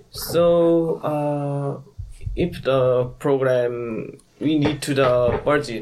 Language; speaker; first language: English; non-native, learner; Korean